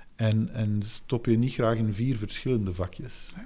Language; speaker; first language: Dutch; native; Dutch